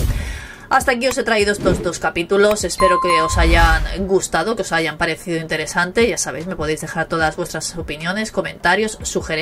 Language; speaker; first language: Spanish; native; Spanish